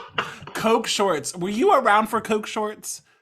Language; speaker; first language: English; native; English